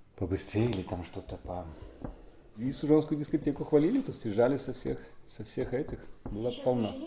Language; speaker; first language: Russian; non-native, local second language; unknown